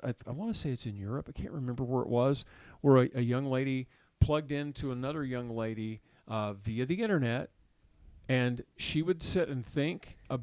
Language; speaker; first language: English; native; English